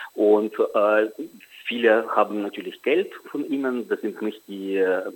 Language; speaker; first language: German; non-native, fluent; Ukrainian